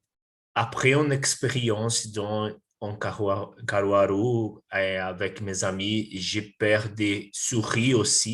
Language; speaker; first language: French; non-native, learner; Portuguese